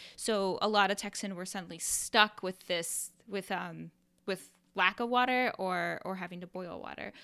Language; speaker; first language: English; native; English